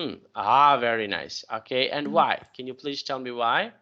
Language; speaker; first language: English; non-native, fluent; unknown